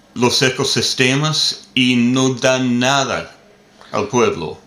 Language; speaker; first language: Spanish; non-native, learner; English